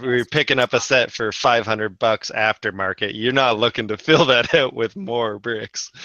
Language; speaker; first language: English; native; English